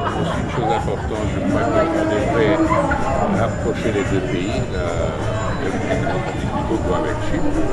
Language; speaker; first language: French; non-native, fluent; Greek